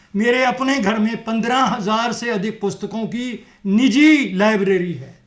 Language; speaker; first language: Hindi; non-native, local second language; Punjabi